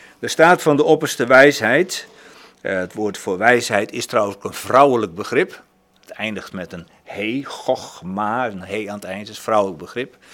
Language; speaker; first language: Dutch; native; Dutch